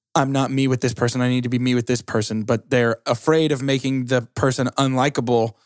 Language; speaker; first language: English; native; English